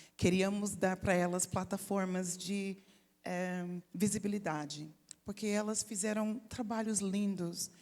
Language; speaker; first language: Portuguese; non-native, fluent; English